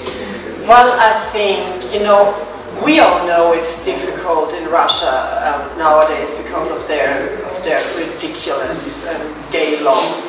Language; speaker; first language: English; non-native, fluent; German